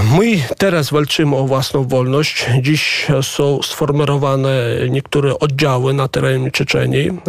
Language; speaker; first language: Polish; non-native, fluent; Chechen